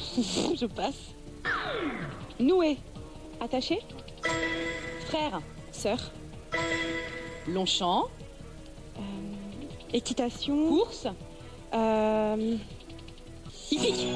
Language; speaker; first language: French; native; French